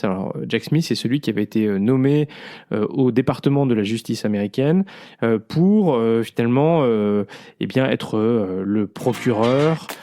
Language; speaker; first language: French; native; French